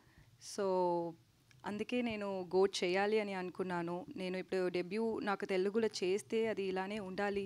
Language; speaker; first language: Telugu; non-native, learner; Tamil